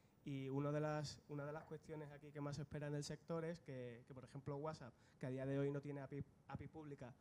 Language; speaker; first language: Spanish; native; Spanish